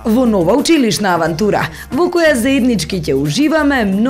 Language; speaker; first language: Macedonian; native; Macedonian